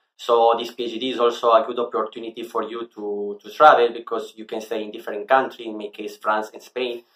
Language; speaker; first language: English; non-native, fluent; Italian